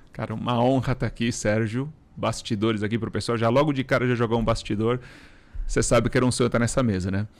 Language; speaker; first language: Portuguese; early bilingual, other home language; Spanish